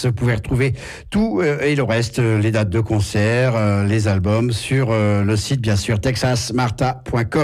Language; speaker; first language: French; native; French